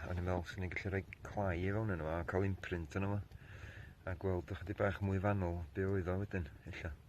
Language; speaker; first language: Welsh; native; Welsh